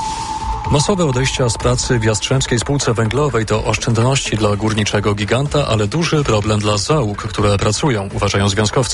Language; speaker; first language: Polish; native; Polish